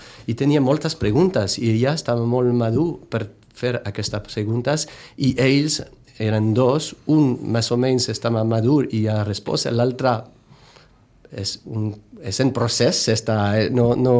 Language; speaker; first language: Catalan; non-native, fluent; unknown